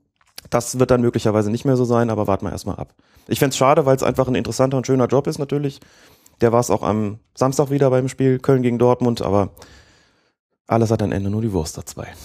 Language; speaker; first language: German; native; German